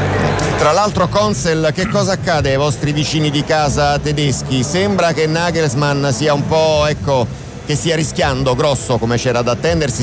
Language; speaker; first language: Italian; native; Italian